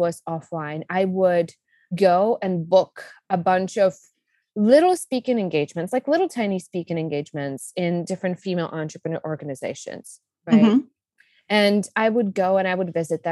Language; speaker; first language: English; non-native, fluent; Czech